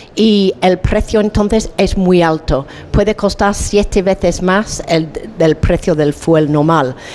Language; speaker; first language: Spanish; non-native, fluent; English